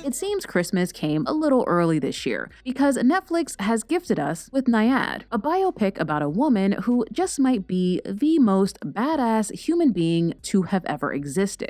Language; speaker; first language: English; native; English